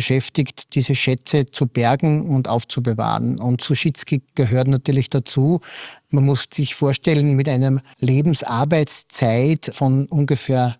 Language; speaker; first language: German; native; German